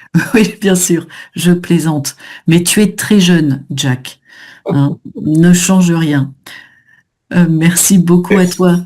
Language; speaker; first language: French; native; French